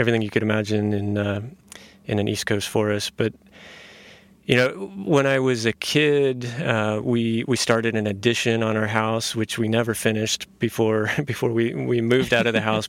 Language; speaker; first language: English; native; English